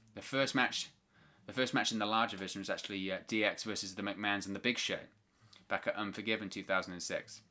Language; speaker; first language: English; native; English